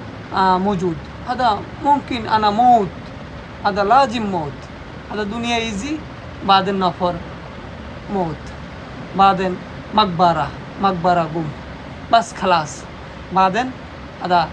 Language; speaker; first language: Arabic; non-native, learner; Bangla